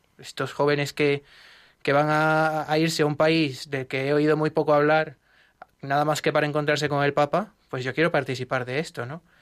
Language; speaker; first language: Spanish; native; Spanish